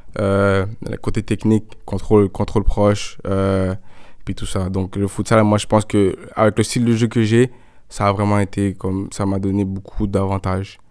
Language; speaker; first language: French; native; French